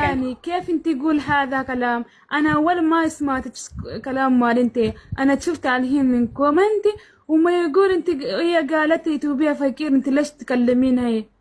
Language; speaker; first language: Arabic; non-native, learner; Oromo